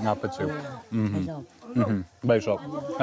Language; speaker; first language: Indonesian; non-native, learner; English